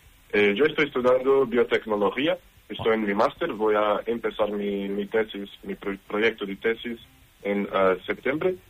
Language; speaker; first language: Spanish; non-native, learner; Portuguese